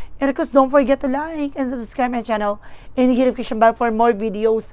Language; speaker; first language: English; non-native, local second language; Filipino